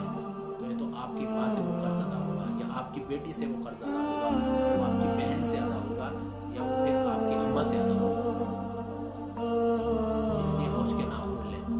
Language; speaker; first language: Urdu; native; Urdu